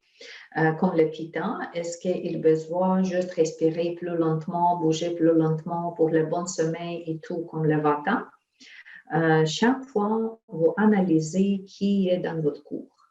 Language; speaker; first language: French; non-native, fluent; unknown